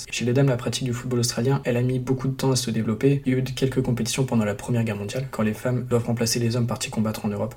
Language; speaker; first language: French; native; French